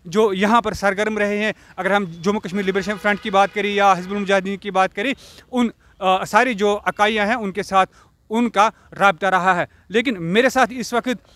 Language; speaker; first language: Hindi; non-native, local second language; Kashmiri